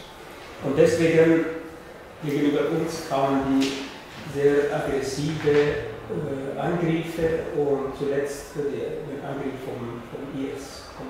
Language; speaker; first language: German; non-native, fluent; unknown